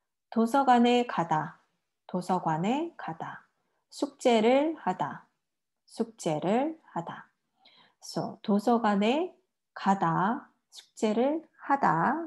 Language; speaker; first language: Korean; native; Korean